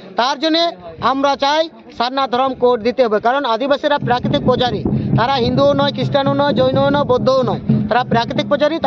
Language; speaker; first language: Bangla; non-native, local second language; Santali